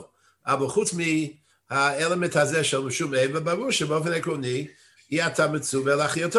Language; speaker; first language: Hebrew; non-native, fluent; English